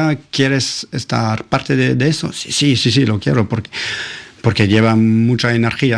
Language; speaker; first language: Spanish; non-native, fluent; French